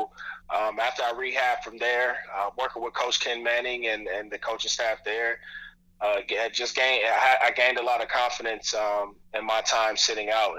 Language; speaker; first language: English; native; English